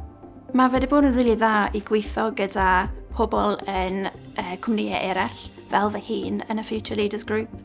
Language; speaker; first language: Welsh; non-native, local second language; English